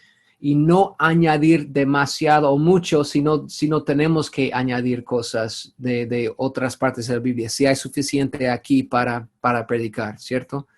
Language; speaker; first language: Spanish; non-native, fluent; English